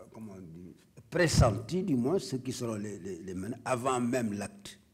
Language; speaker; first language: French; non-native, local second language; Wolof